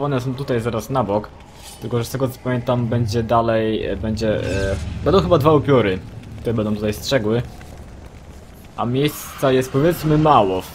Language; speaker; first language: Polish; native; Polish